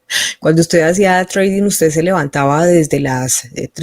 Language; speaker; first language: Spanish; native; Spanish